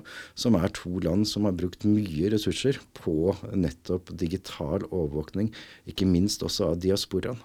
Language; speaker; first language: Norwegian; native; Norwegian